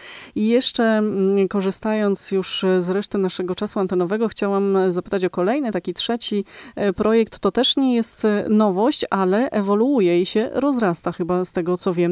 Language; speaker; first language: Polish; native; Polish